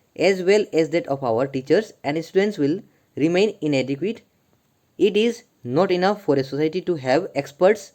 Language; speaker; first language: English; non-native, local second language; Assamese